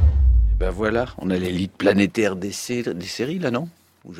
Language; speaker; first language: French; native; French